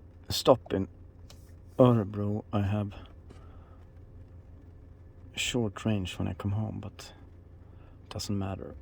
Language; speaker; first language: English; non-native, fluent; Swedish